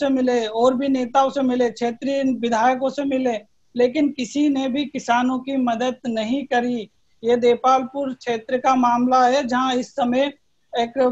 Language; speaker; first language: Hindi; native; Hindi